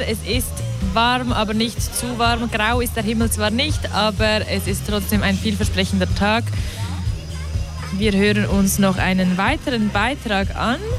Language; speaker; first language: German; native; German